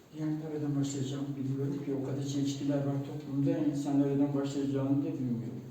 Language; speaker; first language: Turkish; non-native, local second language; Kurdish